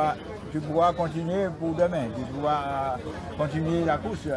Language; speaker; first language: French; native; French